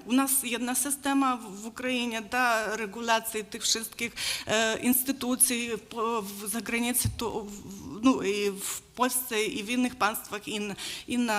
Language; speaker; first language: Polish; non-native, learner; Ukrainian